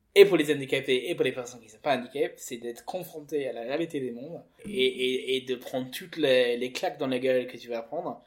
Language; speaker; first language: French; early bilingual, other home language; English